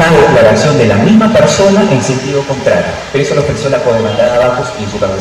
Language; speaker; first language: Spanish; native; Spanish